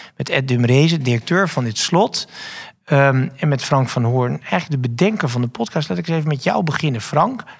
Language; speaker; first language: Dutch; native; Dutch